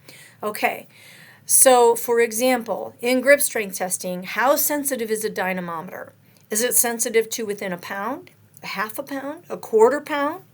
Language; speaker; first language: English; native; English